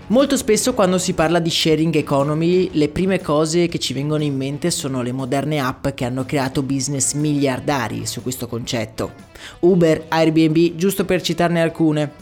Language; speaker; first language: Italian; native; Italian